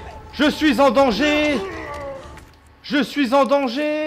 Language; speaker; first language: French; native; French